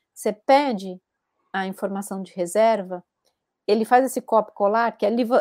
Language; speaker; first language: Portuguese; native; Portuguese